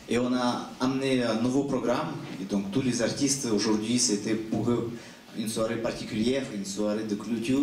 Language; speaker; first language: French; non-native, fluent; Russian